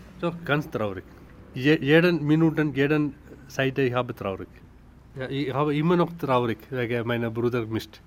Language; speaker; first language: German; non-native, learner; Tamil